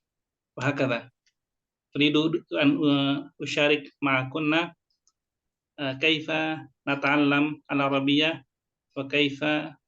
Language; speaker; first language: Arabic; non-native, fluent; Indonesian